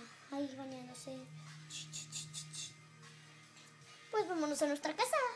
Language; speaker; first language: Spanish; native; Spanish